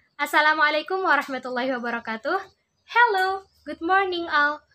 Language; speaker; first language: English; non-native, learner; Indonesian